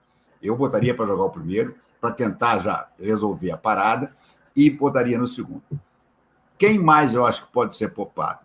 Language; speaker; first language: Portuguese; native; Portuguese